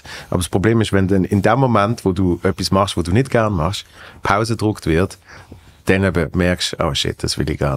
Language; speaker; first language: German; native; German